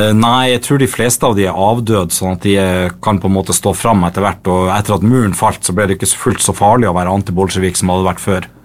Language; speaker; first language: Norwegian; native; Norwegian